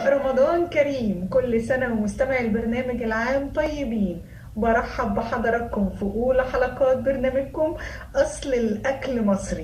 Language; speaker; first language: Arabic; native; Arabic